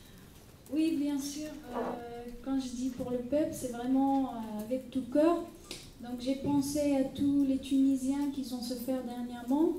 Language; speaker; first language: French; non-native, local second language; Arabic